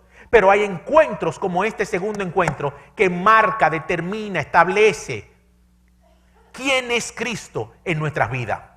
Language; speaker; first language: Spanish; native; Spanish